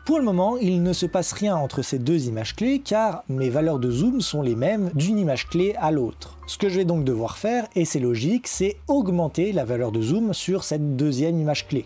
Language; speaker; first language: French; native; French